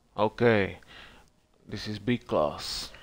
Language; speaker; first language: English; non-native, learner; Czech